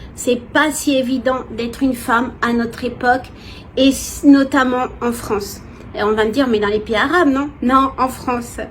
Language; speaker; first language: French; native; French